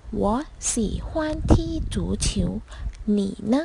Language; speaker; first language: Chinese; non-native, fluent; Thai